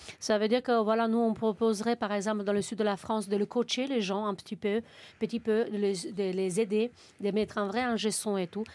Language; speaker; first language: French; non-native, fluent; Romanian